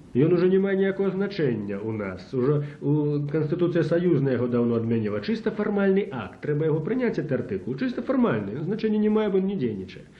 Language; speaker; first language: Belarusian; native; Belarusian